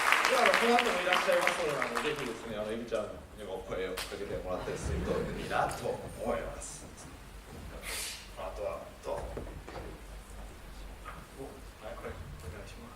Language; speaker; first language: Japanese; native; Japanese